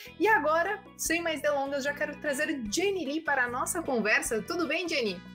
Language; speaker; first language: Portuguese; native; Portuguese